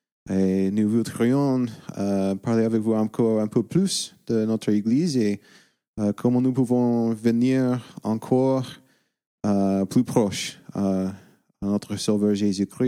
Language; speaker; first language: French; non-native, fluent; English